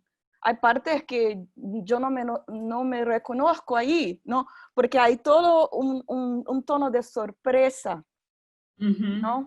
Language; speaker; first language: Spanish; non-native, fluent; Portuguese